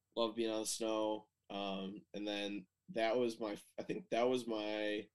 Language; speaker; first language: English; native; English